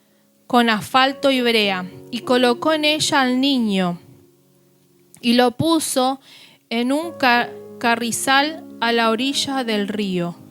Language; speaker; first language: Spanish; native; Spanish